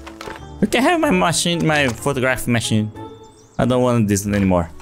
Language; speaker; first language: English; non-native, learner; Portuguese